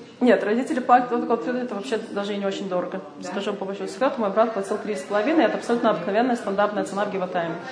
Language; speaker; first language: Russian; early bilingual, heritage; Russian